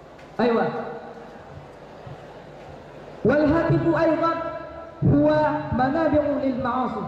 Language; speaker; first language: Arabic; non-native, learner; Achinese